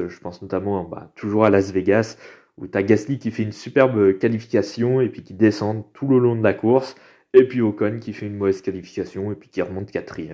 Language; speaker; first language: French; native; French